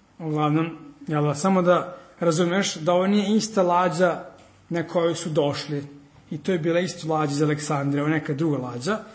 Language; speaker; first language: Serbian; early bilingual, heritage; Serbian